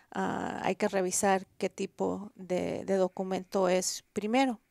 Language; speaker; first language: Spanish; early bilingual, heritage; Spanish